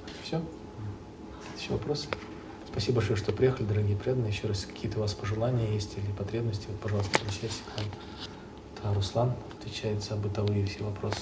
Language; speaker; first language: Russian; native; Russian